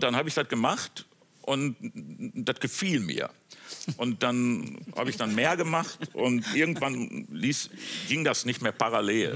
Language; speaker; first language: German; native; German